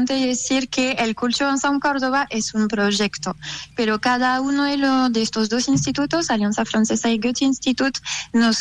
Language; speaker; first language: Spanish; non-native, fluent; French